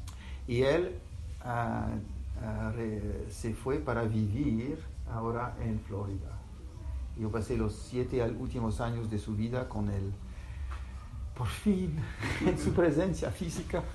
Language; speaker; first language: Spanish; non-native, fluent; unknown